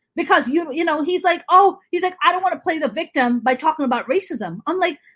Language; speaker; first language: English; non-native, local second language; Urdu